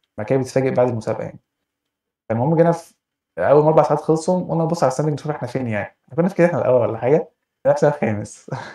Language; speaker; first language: Arabic; native; Arabic